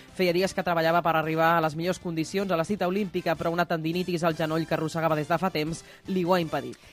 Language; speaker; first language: Catalan; native; Catalan